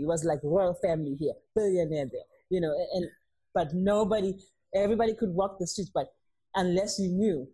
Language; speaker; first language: English; non-native, local second language; Zulu